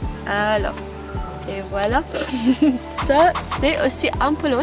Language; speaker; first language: French; non-native, fluent; Maltese